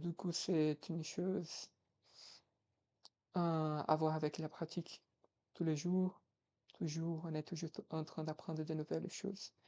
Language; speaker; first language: French; non-native, fluent; Portuguese